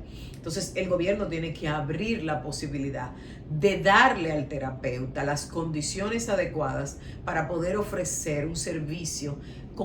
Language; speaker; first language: Spanish; native; Spanish